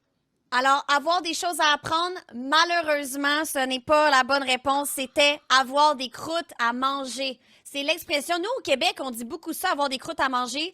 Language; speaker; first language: French; native; French